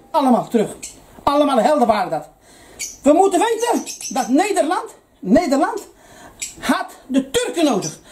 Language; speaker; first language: Dutch; early bilingual, other home language; Arabic